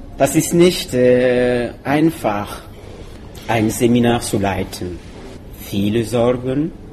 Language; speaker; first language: German; non-native, learner; Mossi